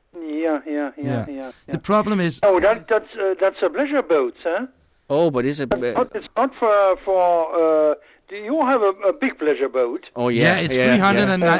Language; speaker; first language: English; non-native, learner; Luxembourgish